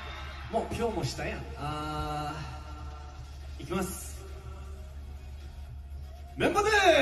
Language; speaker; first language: Japanese; non-native, learner; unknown